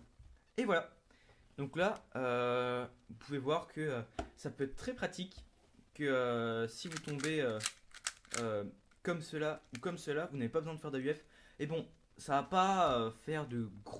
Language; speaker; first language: French; native; French